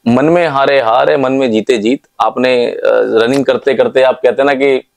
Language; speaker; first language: Hindi; native; Hindi